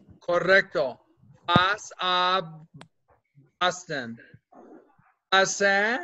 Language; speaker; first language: Spanish; non-native, fluent; English